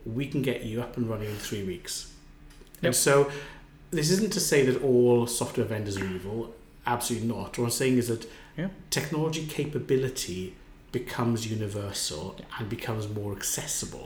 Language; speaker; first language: English; native; English